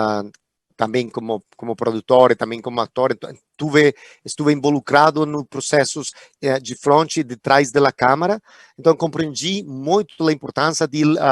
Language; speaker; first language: Portuguese; non-native, fluent; Spanish